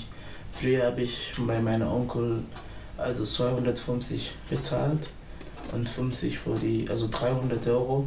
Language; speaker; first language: German; non-native, learner; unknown